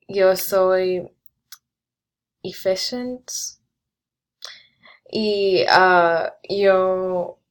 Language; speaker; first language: Spanish; non-native, learner; English